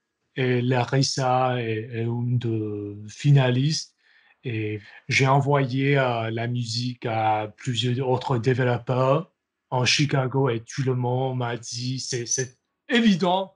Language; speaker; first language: French; non-native, learner; English